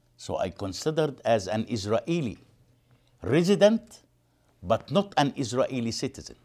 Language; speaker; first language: English; non-native, fluent; Arabic